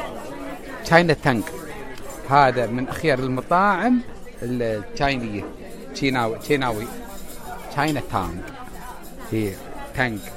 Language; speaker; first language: Arabic; native; Arabic